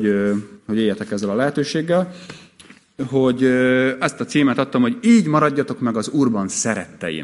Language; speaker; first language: Hungarian; native; Hungarian